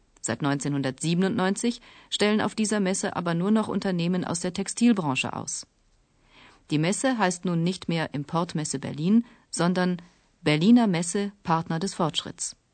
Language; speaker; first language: German; native; German